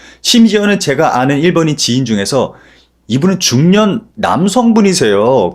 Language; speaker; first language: Korean; native; Korean